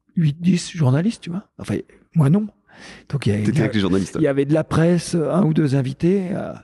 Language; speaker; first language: French; native; French